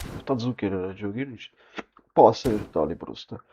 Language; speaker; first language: Russian; non-native, local second language; Armenian